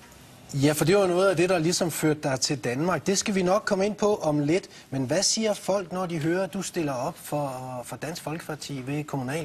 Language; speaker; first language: Danish; native; Danish